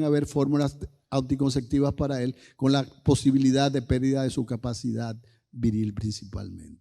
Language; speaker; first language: Spanish; native; Spanish